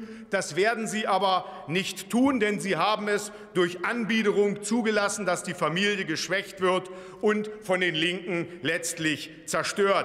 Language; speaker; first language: German; native; German